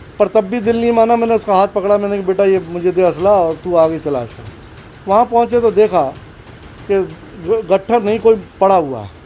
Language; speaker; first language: Hindi; native; Hindi